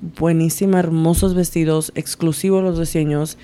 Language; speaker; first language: Spanish; early bilingual, heritage; Spanish